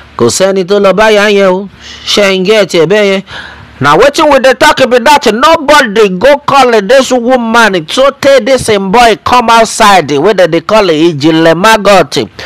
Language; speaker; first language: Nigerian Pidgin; non-native, local second language; Yoruba